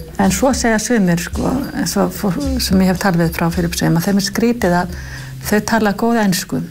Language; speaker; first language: Icelandic; native; Icelandic